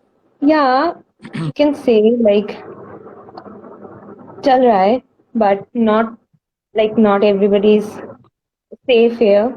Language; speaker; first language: English; non-native, local second language; Hindi